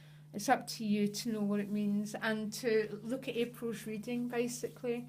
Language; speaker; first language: English; native; English